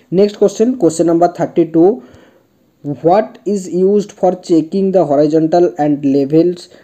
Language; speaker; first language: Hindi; non-native, local second language; Bangla